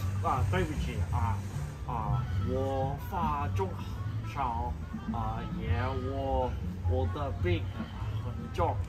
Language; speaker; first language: Chinese; non-native, learner; English